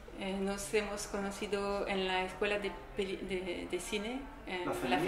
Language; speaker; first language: Spanish; non-native, learner; French